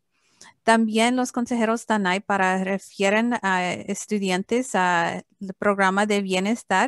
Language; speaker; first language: Spanish; early bilingual, heritage; English